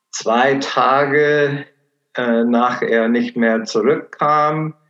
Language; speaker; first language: German; non-native, fluent; English